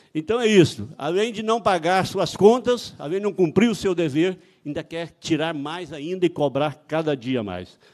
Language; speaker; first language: Portuguese; native; Portuguese